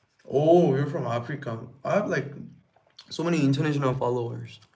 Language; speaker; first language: English; non-native, learner; Korean